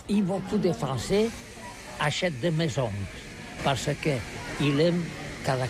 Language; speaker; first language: French; non-native, learner; Catalan